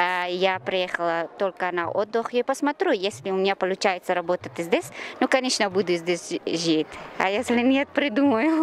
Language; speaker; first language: Russian; non-native, learner; Persian